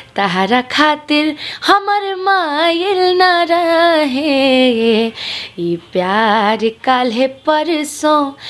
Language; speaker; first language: Hindi; native; Hindi